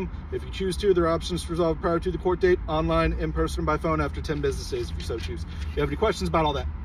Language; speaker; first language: English; native; English